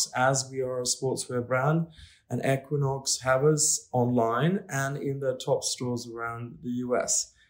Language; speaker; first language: English; non-native, fluent; Swedish